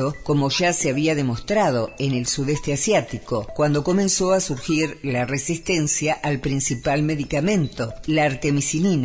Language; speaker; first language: Spanish; native; Spanish